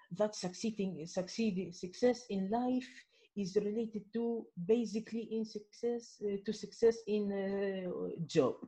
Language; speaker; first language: English; non-native, fluent; Arabic